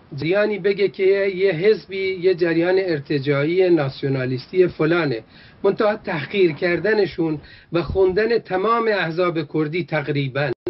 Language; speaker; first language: Persian; non-native, local second language; Kurdish